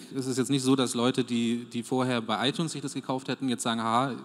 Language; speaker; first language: German; native; German